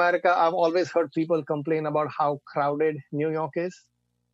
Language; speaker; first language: English; non-native, local second language; Marathi